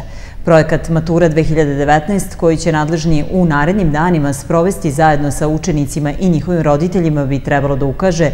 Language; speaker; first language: Serbian; native; Serbian